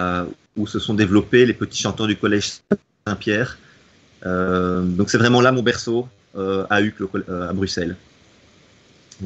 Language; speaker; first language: French; native; French